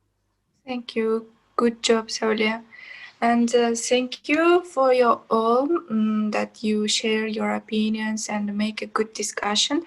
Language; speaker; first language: English; non-native, fluent; Kazakh